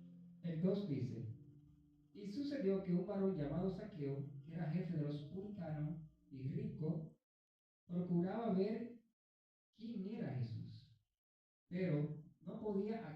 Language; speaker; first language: Spanish; native; Spanish